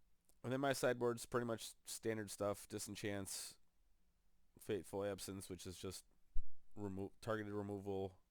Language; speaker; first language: English; native; English